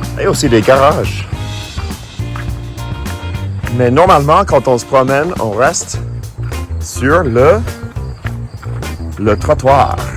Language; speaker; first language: French; non-native, fluent; English